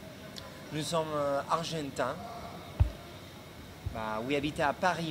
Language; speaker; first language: French; non-native, learner; Spanish